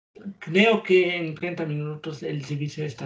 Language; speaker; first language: Spanish; non-native, learner; German